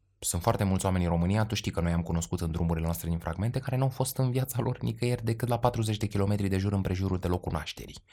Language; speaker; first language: Romanian; native; Romanian